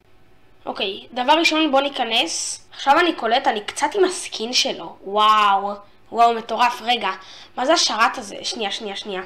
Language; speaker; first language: Hebrew; native; Hebrew